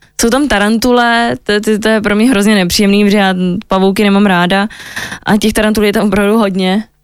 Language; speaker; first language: Czech; native; Czech